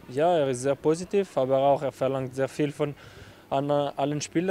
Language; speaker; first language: German; non-native, local second language; French